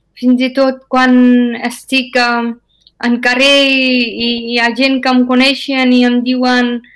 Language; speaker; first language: Catalan; non-native, fluent; Persian